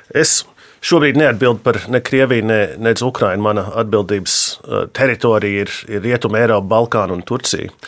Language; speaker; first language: Latvian; early bilingual, heritage; Latvian